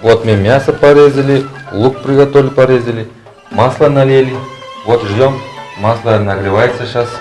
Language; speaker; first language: Russian; non-native, learner; Uzbek